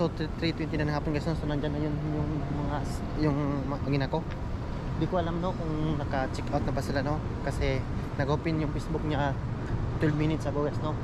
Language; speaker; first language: Filipino; native; Filipino